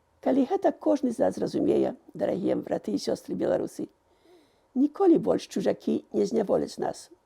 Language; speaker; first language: Belarusian; early bilingual, heritage; Belarusian